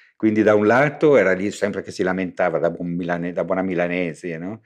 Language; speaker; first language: Italian; non-native, fluent; French